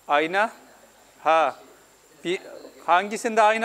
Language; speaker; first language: Turkish; non-native, fluent; Urdu